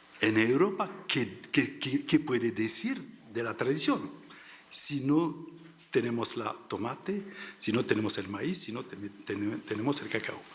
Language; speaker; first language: Spanish; non-native, learner; French